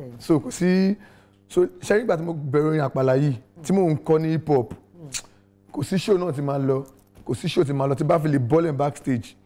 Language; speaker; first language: Yoruba; non-native, local second language; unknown